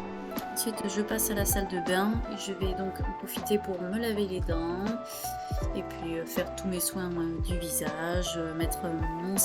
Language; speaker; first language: French; native; French